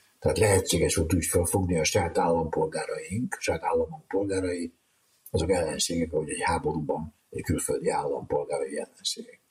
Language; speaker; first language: Hungarian; native; Hungarian